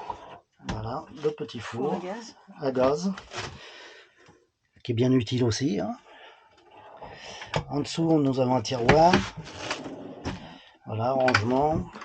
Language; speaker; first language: French; native; French